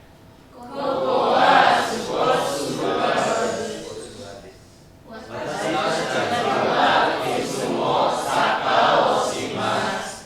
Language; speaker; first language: Japanese; non-native, learner; Indonesian